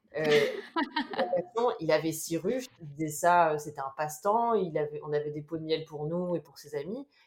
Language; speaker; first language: French; native; French